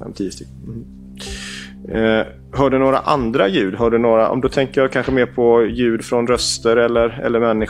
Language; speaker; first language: Swedish; native; Swedish